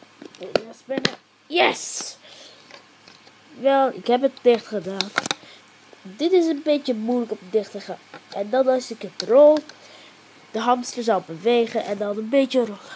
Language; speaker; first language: Dutch; early bilingual, heritage; Dutch